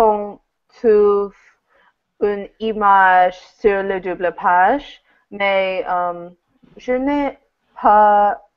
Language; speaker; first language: French; non-native, learner; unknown